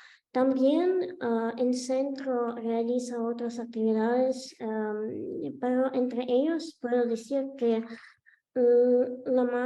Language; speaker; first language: Spanish; non-native, fluent; Ukrainian